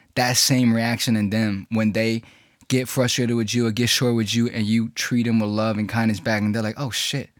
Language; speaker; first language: English; early bilingual, other home language; Chinese